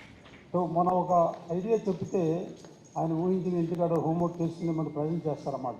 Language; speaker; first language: Telugu; native; Telugu